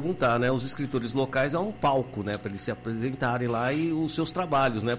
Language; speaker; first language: Portuguese; native; Portuguese